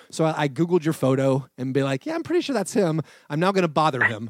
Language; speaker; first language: English; native; English